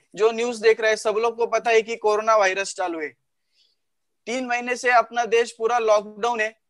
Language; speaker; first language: Hindi; non-native, local second language; Marathi